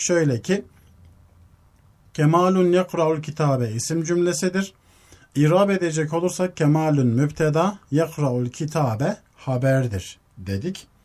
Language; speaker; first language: Turkish; native; Turkish